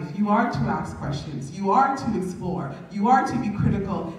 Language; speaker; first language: English; native; English